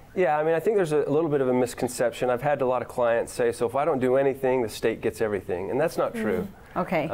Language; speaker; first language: English; native; English